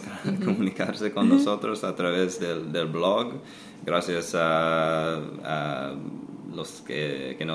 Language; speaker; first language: Spanish; non-native, fluent; English